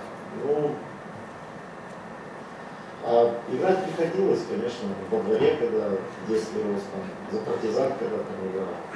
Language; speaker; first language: Russian; native; Russian